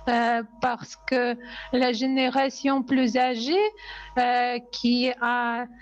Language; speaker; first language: French; non-native, fluent; Russian